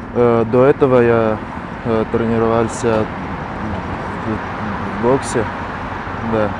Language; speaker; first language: Russian; non-native, fluent; Armenian